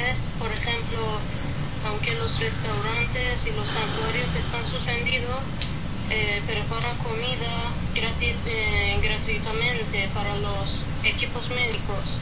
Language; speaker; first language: Spanish; non-native, learner; Persian